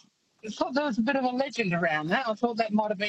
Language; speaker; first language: English; native; English